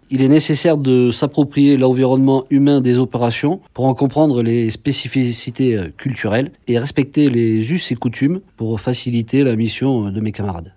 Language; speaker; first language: French; native; French